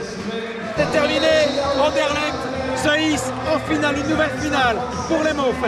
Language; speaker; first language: French; native; French